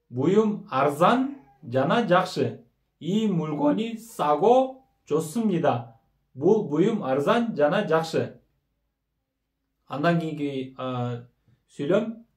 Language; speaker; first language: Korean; non-native, fluent; Kyrgyz